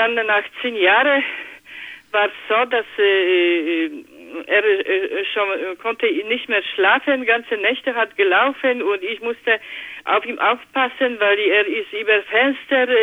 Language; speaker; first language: German; non-native, learner; Polish